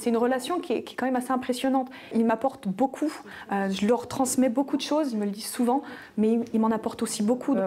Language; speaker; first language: French; native; French